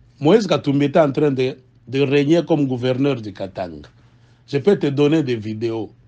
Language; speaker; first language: French; non-native, local second language; Swahili